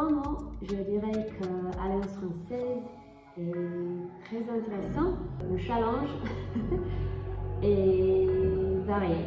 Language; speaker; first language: French; non-native, learner; English